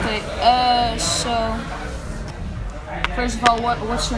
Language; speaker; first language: English; non-native, learner; Dutch